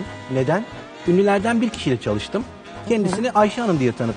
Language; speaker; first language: Turkish; native; Turkish